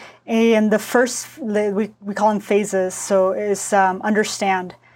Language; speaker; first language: English; early bilingual, other home language; Spanish